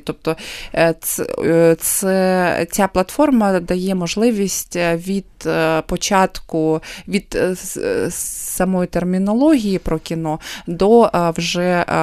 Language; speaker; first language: Ukrainian; non-native, local second language; Russian